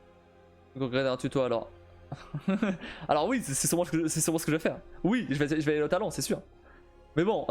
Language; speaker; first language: French; native; French